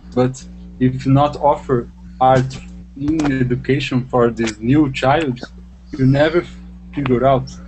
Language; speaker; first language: English; non-native, learner; Portuguese